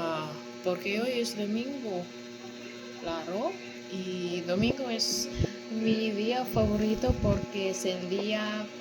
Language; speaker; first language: Spanish; non-native, learner; English